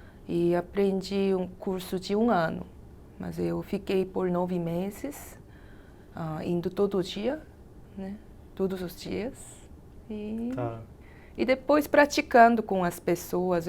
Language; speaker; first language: Portuguese; non-native, fluent; Korean